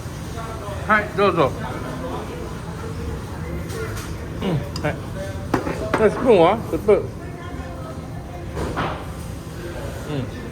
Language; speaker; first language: Japanese; native; Japanese